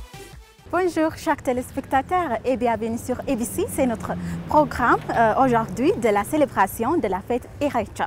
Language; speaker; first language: French; non-native, fluent; Amharic